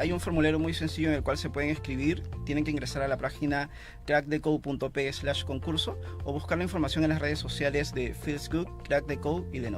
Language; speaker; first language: Spanish; native; Spanish